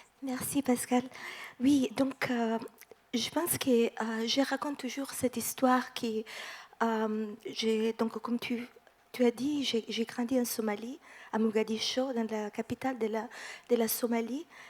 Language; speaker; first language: French; non-native, fluent; Italian